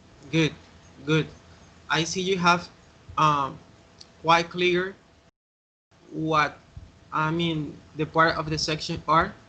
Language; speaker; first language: English; non-native, fluent; Spanish